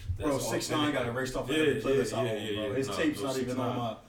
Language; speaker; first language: English; native; English